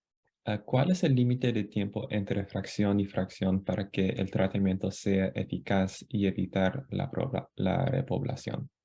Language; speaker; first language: Spanish; non-native, fluent; English